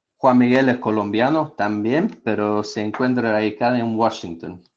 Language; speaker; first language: Spanish; non-native, fluent; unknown